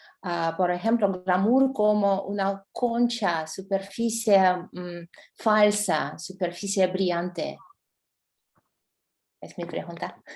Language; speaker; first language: Spanish; non-native, fluent; French